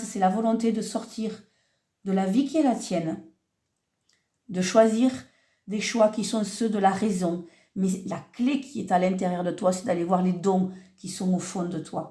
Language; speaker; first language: French; native; French